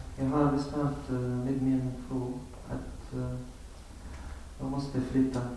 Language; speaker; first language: Swedish; non-native, learner; Arabic